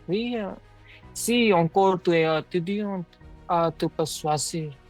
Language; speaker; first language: French; non-native, learner; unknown